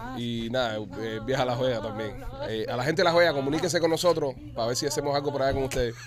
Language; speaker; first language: Spanish; native; Spanish